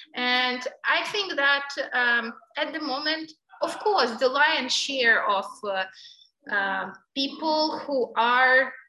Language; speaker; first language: English; non-native, fluent; Ukrainian